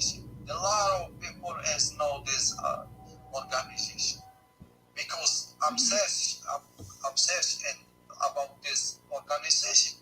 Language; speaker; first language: English; non-native, learner; Arabic